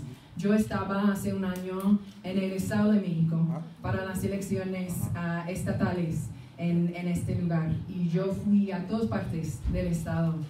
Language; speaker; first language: Spanish; non-native, fluent; English